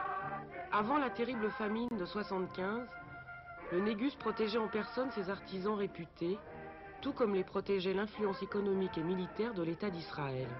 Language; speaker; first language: French; native; French